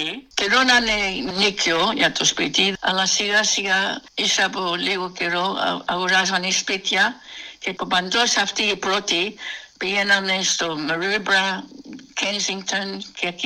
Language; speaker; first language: Greek; early bilingual, heritage; Greek